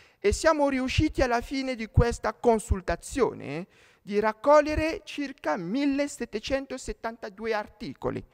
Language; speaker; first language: Italian; non-native, fluent; French